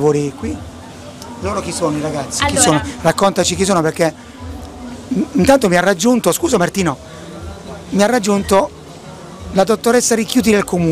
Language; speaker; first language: Italian; native; Italian